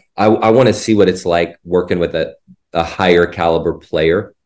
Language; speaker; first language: English; native; English